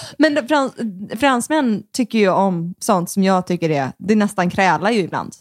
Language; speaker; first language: Swedish; native; Swedish